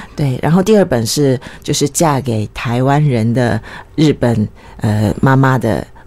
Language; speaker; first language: Chinese; early bilingual, other home language; Japanese